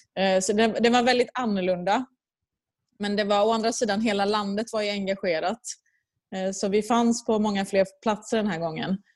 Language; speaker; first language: Swedish; early bilingual, other home language; Persian